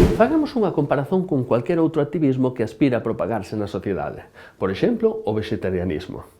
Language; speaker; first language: Galician; native; Galician